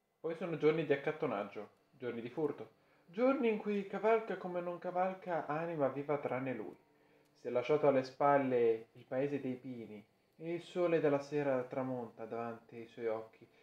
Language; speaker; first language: Italian; native; Italian